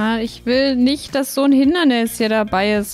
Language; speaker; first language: German; native; German